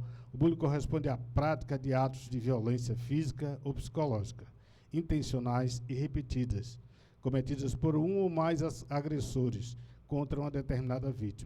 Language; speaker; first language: Portuguese; native; Portuguese